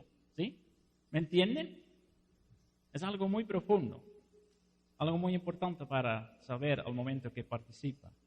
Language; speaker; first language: Spanish; non-native, fluent; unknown